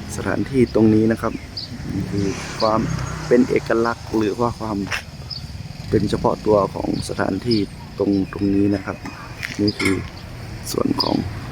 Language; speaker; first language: Thai; native; Thai